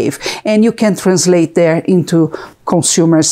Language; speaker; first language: English; non-native, fluent; Portuguese